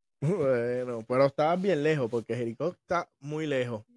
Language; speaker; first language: Spanish; native; Spanish